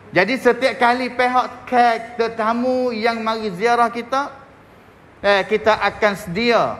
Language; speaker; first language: Malay; native; Malay